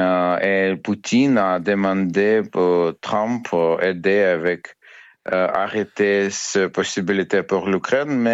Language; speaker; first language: French; non-native, learner; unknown